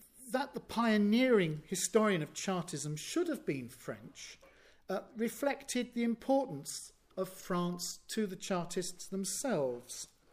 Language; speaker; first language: English; native; English